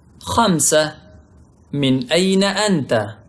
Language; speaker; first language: Arabic; non-native, fluent; Pashto